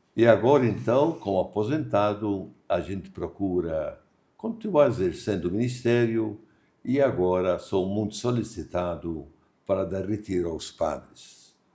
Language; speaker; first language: Portuguese; non-native, fluent; Maltese